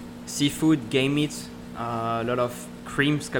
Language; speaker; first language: English; non-native, learner; French